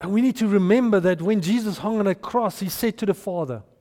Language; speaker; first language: English; non-native, local second language; Afrikaans